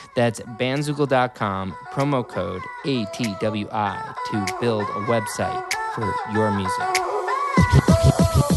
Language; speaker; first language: English; native; English